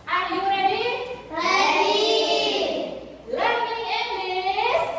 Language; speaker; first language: English; non-native, fluent; Indonesian